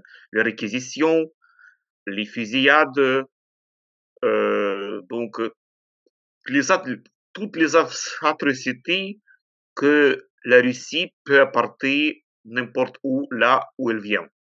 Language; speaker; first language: French; non-native, fluent; Ukrainian